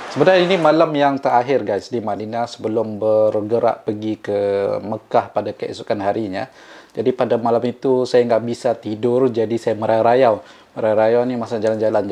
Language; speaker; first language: Malay; native; Malay